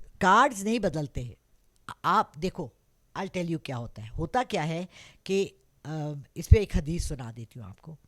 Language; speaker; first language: Urdu; non-native, local second language; Pashto